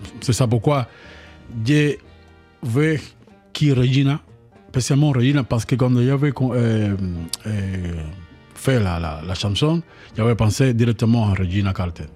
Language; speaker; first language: French; non-native, learner; Spanish